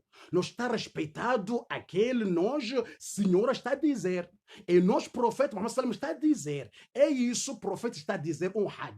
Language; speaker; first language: Portuguese; non-native, learner; Swahili